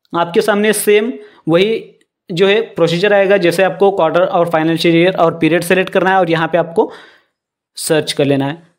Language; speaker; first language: Hindi; non-native, local second language; Marathi